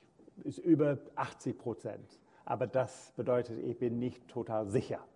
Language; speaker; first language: German; non-native, fluent; English